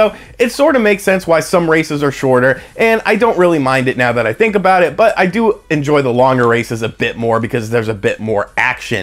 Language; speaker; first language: English; native; English